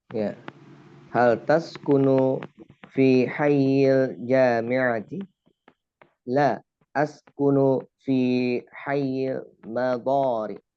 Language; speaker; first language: Arabic; non-native, learner; Indonesian